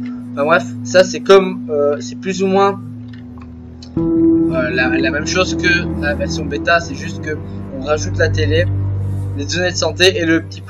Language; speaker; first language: French; native; French